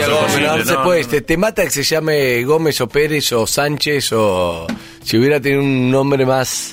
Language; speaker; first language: Spanish; native; Spanish